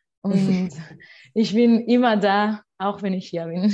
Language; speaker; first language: German; non-native, learner; Spanish